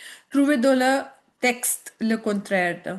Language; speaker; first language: French; non-native, fluent; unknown